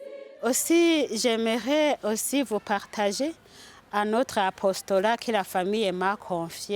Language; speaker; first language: French; non-native, local second language; Rundi